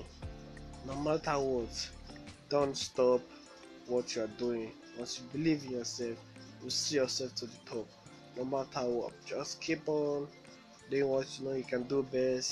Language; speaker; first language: English; non-native, local second language; Bini